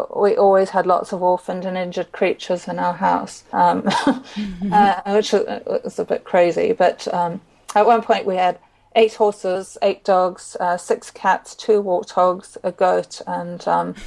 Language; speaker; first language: English; native; English